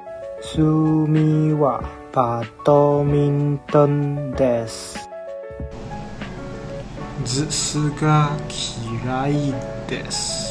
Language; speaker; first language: Japanese; non-native, learner; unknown